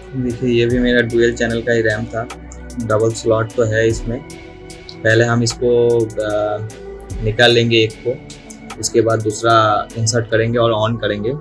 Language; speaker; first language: Hindi; non-native, local second language; Bangla